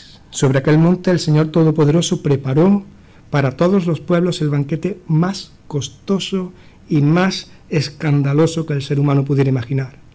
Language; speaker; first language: Spanish; native; Spanish